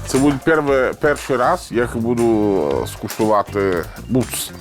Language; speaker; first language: Ukrainian; non-native, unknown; Italian